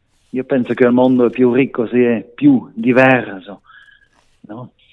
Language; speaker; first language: Italian; non-native, learner; Romansh